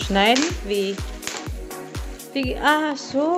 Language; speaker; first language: German; non-native, learner; Filipino